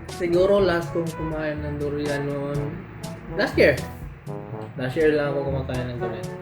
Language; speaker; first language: Filipino; non-native, local second language; Cebuano